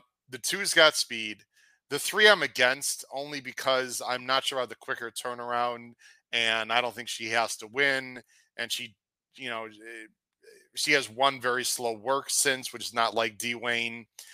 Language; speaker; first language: English; native; English